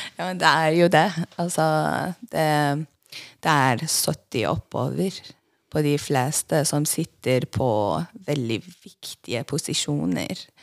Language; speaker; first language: Norwegian; non-native, fluent; Persian